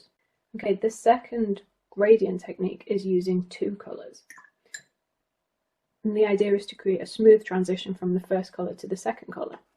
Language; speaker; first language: English; native; English